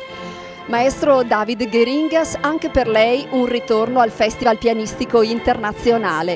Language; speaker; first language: Italian; native; Italian